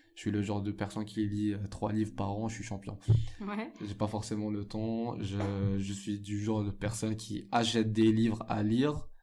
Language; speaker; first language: French; non-native, local second language; Arabic